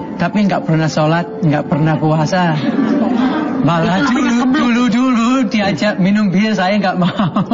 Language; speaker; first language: Indonesian; non-native, fluent; English